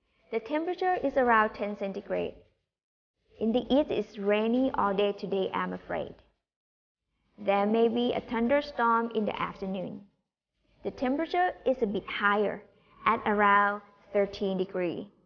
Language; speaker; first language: English; non-native, fluent; Thai